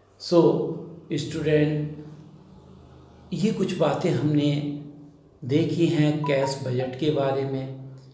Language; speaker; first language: Hindi; native; Hindi